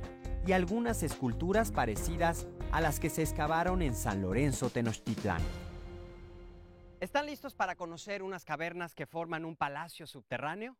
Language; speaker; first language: Spanish; native; Spanish